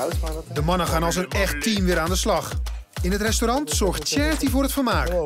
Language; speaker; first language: Dutch; native; Dutch